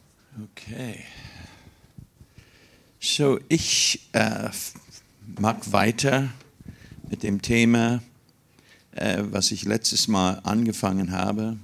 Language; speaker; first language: German; non-native, fluent; English